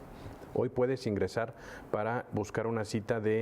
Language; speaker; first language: Spanish; native; Spanish